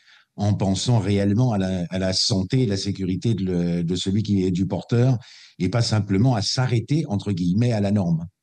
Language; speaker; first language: French; native; French